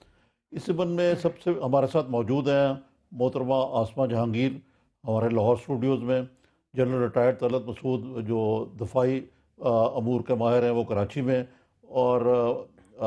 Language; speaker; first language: Urdu; native; Urdu